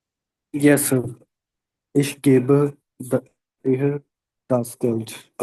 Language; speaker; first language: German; non-native, learner; Hindi